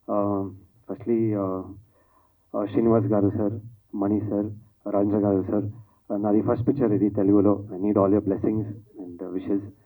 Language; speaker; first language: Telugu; non-native, learner; Kannada